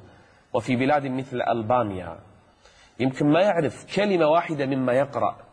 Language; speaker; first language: Arabic; native; Arabic